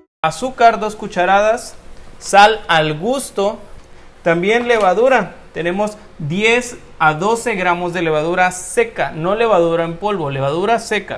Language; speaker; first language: Spanish; native; Spanish